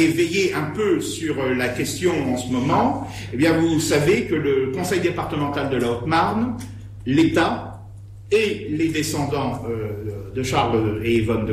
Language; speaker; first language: French; native; French